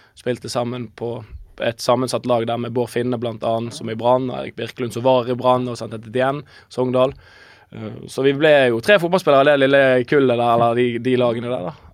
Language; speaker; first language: Norwegian; native; Norwegian